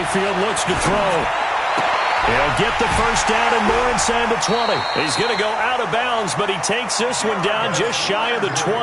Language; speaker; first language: English; native; English